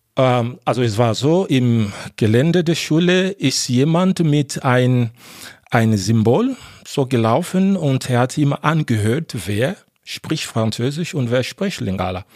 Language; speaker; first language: German; non-native, fluent; Lingala